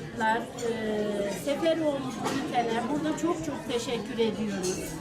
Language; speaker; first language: Turkish; native; Turkish